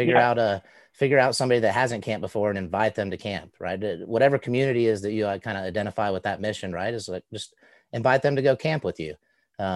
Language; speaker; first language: English; native; English